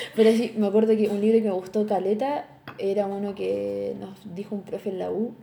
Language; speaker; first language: Spanish; native; Spanish